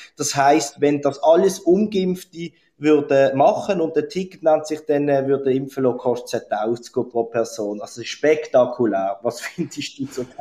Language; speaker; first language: German; native; German